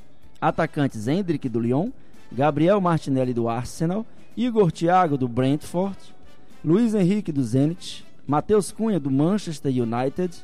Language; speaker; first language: Portuguese; native; Portuguese